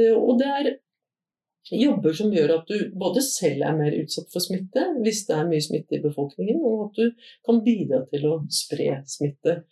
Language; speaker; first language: Norwegian; native; Norwegian